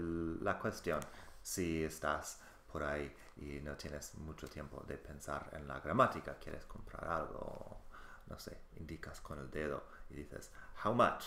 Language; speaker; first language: Spanish; non-native, fluent; English